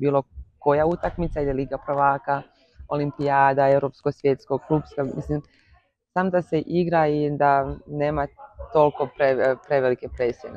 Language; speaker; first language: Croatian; early bilingual, heritage; Croatian